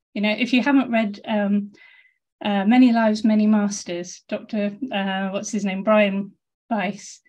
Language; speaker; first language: English; native; English